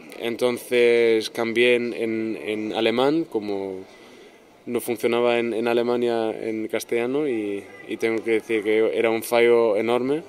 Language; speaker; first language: Spanish; non-native, fluent; German